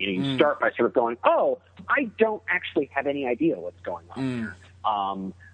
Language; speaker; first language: English; native; English